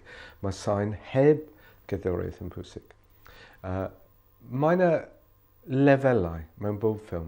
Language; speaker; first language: Welsh; non-native, fluent; English